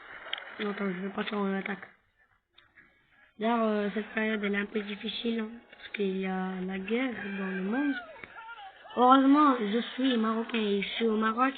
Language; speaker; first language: French; native; French